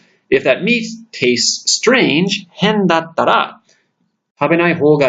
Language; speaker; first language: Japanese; non-native, fluent; English